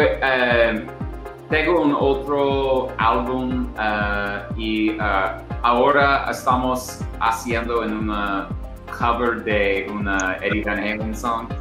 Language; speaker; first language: Spanish; non-native, learner; English